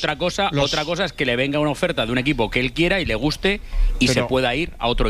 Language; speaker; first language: Spanish; native; Spanish